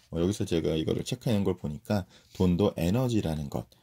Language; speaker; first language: Korean; native; Korean